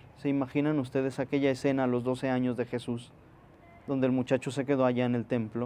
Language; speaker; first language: Spanish; native; Spanish